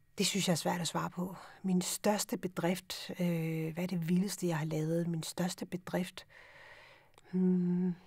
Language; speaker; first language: Danish; early bilingual, other home language; Urdu